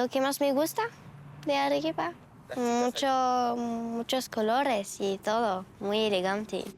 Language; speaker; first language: Spanish; non-native, learner; French